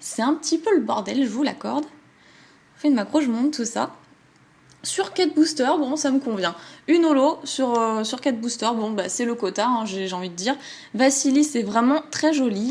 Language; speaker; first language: French; native; French